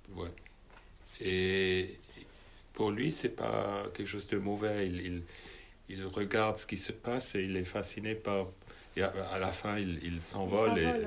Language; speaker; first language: French; non-native, fluent; German